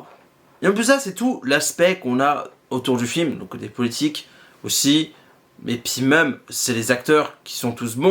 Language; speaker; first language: French; native; French